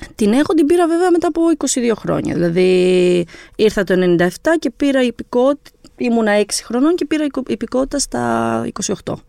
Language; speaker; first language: Greek; early bilingual, other home language; Albanian